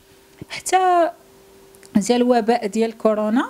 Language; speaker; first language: Arabic; native; Arabic